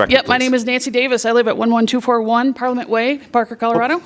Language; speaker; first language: English; native; English